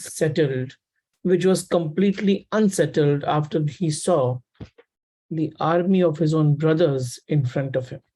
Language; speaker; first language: English; non-native, local second language; Hindi